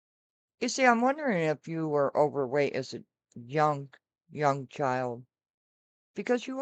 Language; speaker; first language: English; native; English